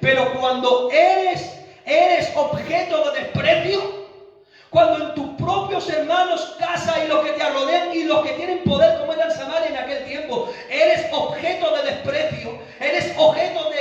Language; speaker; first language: Spanish; native; Spanish